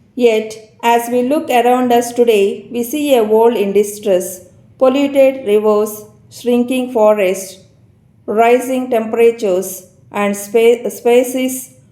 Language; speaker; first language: English; non-native, local second language; Telugu